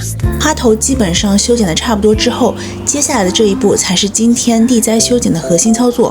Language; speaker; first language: Chinese; native; Chinese